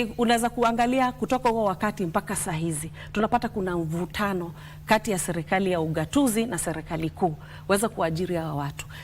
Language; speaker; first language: Swahili; native; Swahili